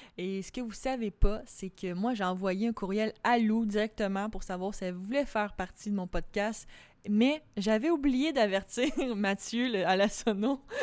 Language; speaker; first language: French; native; French